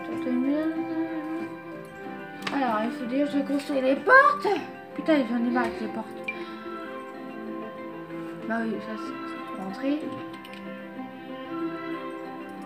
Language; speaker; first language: French; native; French